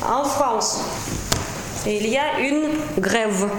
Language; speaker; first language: French; non-native, fluent; Russian